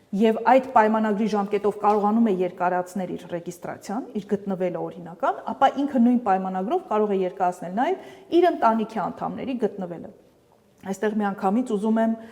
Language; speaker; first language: Armenian; native; Armenian